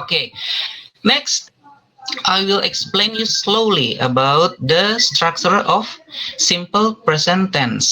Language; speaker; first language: English; non-native, fluent; Indonesian